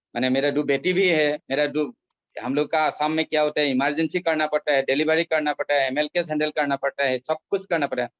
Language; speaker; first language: Hindi; non-native, local second language; Assamese